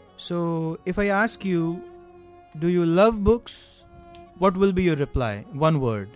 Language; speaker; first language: English; non-native, local second language; Hindi